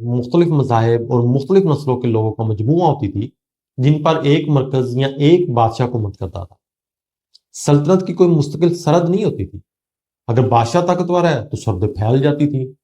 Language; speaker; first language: Urdu; native; Urdu